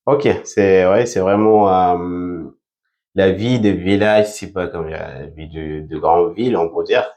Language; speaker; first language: French; non-native, fluent; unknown